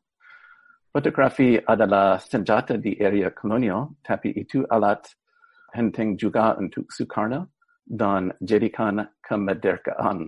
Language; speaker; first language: Indonesian; non-native, fluent; English